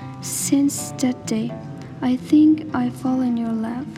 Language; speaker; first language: English; non-native, learner; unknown